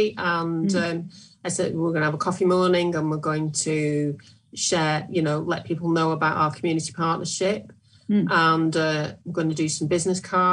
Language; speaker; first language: English; native; English